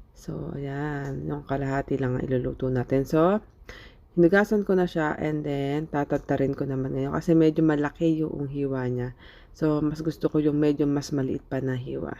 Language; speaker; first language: Filipino; native; Filipino